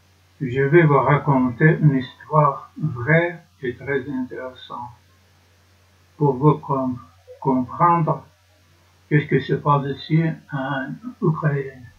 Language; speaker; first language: French; non-native, learner; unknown